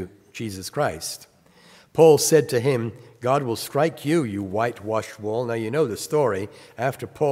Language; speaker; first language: English; native; English